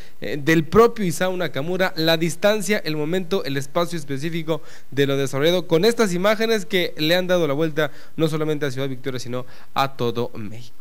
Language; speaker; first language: Spanish; native; Spanish